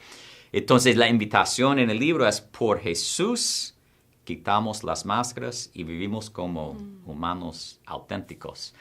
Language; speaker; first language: Spanish; non-native, fluent; English